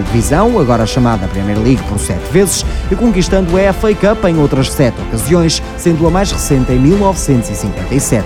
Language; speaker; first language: Portuguese; native; Portuguese